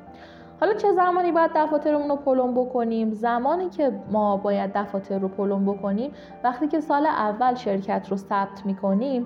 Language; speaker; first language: Persian; native; Persian